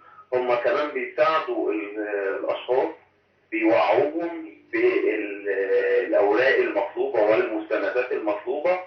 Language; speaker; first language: Arabic; native; Arabic